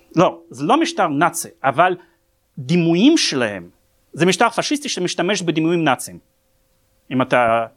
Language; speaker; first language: Hebrew; non-native, fluent; Russian